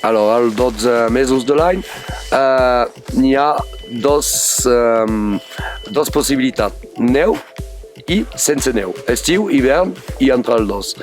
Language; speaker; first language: Catalan; non-native, fluent; French